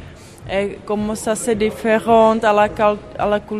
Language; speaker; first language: French; non-native, learner; Czech